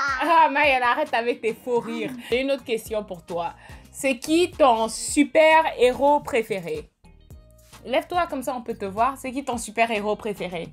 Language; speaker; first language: French; non-native, fluent; English